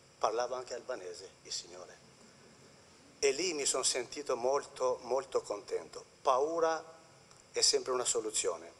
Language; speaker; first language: Italian; non-native, fluent; Albanian